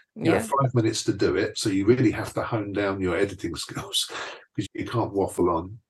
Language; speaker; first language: English; native; English